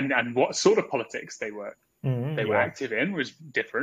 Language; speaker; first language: English; native; English